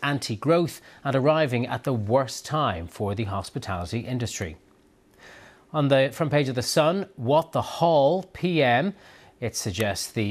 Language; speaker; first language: English; native; English